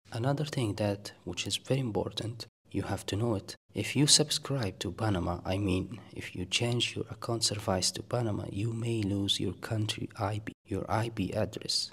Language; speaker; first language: English; non-native, fluent; Arabic